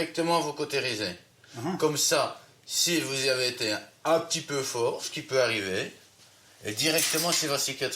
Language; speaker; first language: French; native; French